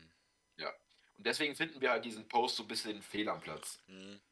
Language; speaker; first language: German; native; German